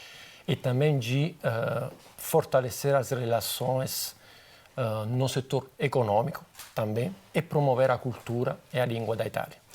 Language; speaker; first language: Portuguese; non-native, fluent; Italian